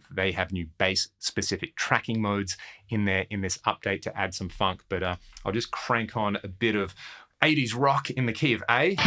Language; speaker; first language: English; native; English